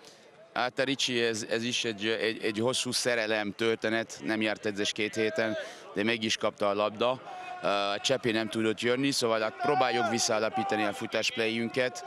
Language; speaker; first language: Hungarian; non-native, learner; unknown